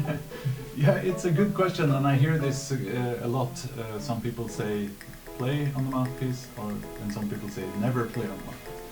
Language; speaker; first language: English; non-native, fluent; Norwegian